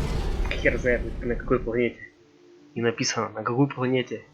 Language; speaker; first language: Russian; native; Russian